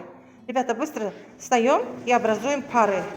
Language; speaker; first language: Russian; non-native, local second language; Kazakh